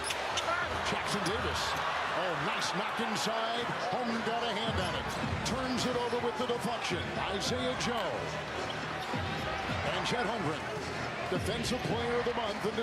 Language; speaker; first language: English; native; English